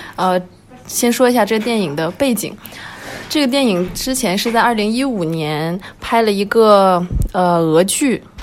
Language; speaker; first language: Chinese; native; Chinese